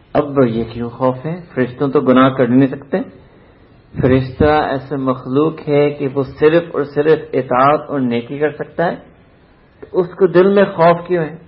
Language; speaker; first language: Urdu; native; Urdu